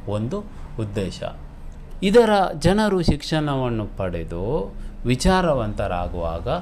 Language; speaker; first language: Kannada; non-native, local second language; Konkani